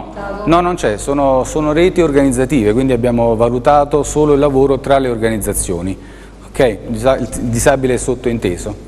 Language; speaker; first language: Italian; native; Italian